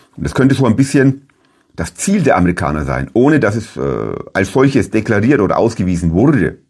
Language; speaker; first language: German; native; German